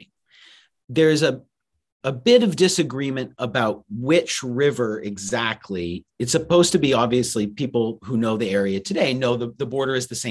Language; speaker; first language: English; native; English